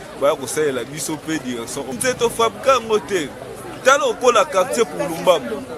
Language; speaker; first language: Lingala; native; Lingala